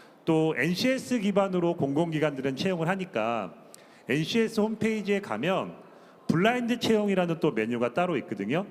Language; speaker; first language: Korean; native; Korean